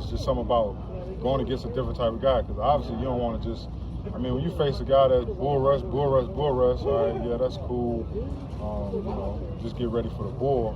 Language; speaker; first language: English; native; English